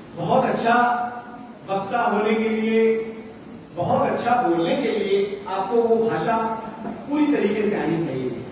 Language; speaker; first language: Hindi; native; Hindi